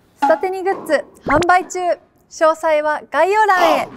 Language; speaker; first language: Japanese; native; Japanese